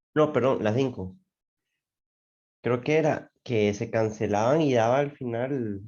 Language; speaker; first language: Spanish; native; Spanish